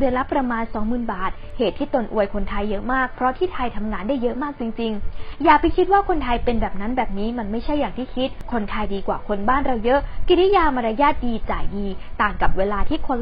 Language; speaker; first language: Thai; native; Thai